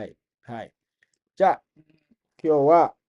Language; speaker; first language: Japanese; non-native, learner; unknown